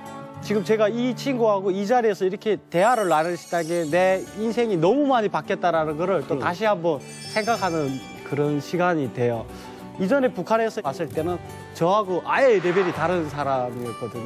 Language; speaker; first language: Korean; non-native, local second language; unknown